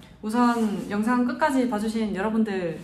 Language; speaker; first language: Korean; native; Korean